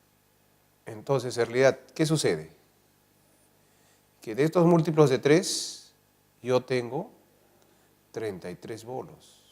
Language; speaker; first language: Spanish; native; Spanish